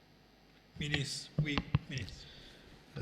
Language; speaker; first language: French; non-native, local second language; Seselwa Creole French